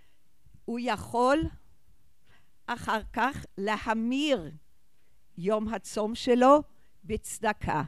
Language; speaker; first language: Hebrew; non-native, fluent; English